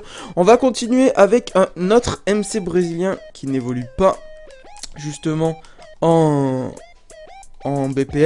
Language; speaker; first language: French; native; French